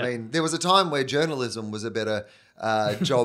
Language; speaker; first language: English; native; English